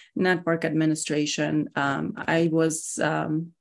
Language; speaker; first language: English; non-native, fluent; Russian